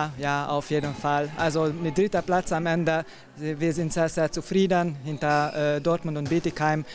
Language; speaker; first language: German; non-native, fluent; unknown